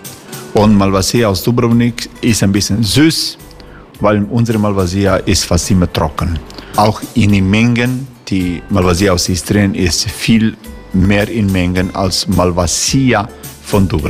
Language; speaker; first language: German; non-native, fluent; Croatian